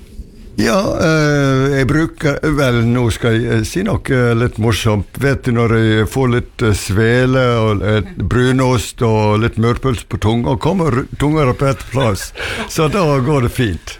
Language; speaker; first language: Norwegian; early bilingual, heritage; English